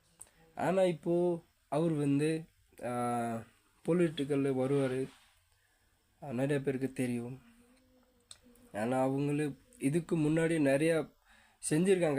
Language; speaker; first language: Tamil; non-native, fluent; Nepali